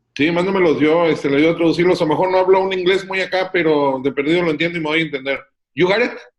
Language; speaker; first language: Spanish; native; Spanish